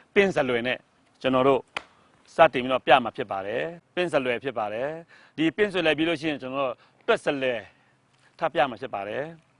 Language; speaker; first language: Burmese; non-native, local second language; Shan